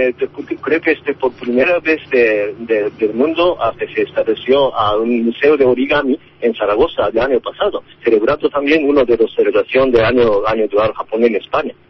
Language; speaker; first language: Spanish; non-native, learner; Japanese